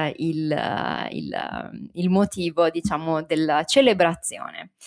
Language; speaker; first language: Italian; native; Italian